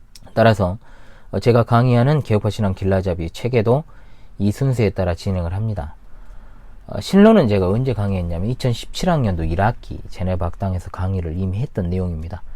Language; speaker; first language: Korean; native; Korean